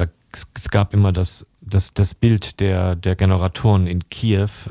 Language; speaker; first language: German; native; German